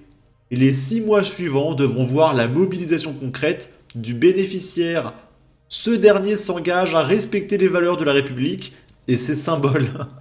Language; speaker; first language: French; native; French